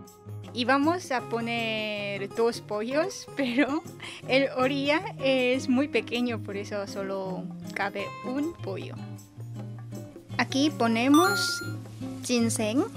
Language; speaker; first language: Spanish; non-native, fluent; Korean